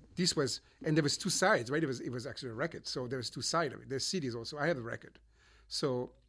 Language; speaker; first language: English; non-native, fluent; French